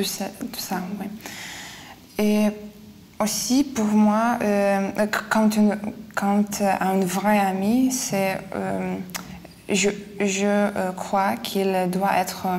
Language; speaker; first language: French; non-native, fluent; Lithuanian